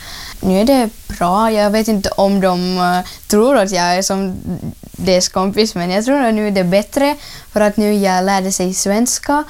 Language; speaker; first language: Swedish; early bilingual, other home language; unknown